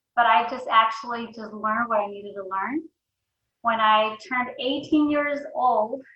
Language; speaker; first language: English; early bilingual, other home language; Spanish